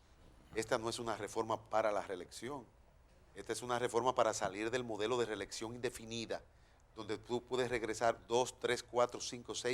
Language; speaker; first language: Spanish; native; Spanish